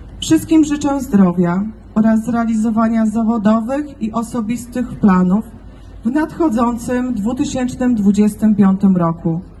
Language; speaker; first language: Polish; native; Polish